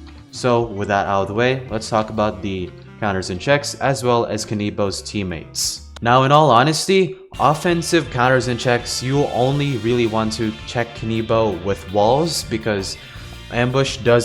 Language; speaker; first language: English; native; English